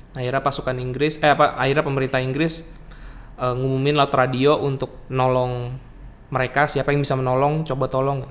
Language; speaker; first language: Indonesian; native; Indonesian